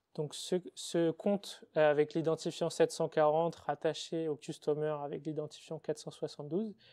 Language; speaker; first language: French; native; French